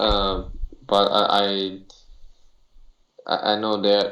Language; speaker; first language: English; non-native, learner; Chinese